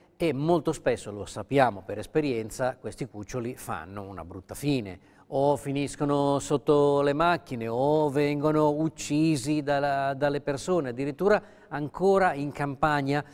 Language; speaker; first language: Italian; native; Italian